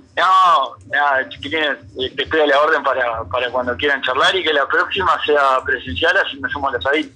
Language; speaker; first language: Spanish; native; Spanish